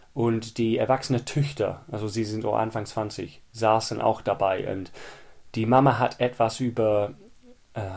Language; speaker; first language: German; non-native, fluent; English